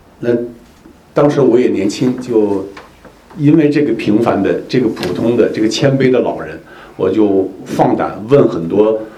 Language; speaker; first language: Chinese; native; Chinese